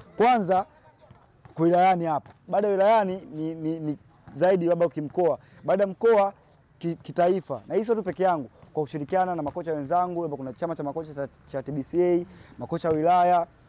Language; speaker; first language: Swahili; native; Swahili